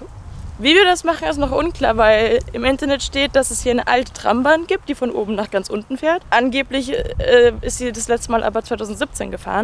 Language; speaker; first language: German; native; German